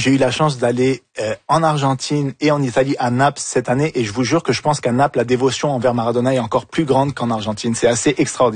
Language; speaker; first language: French; native; French